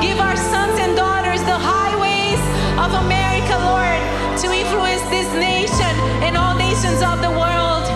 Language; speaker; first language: English; non-native, fluent; Portuguese